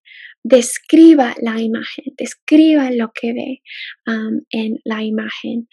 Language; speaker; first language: Spanish; non-native, fluent; English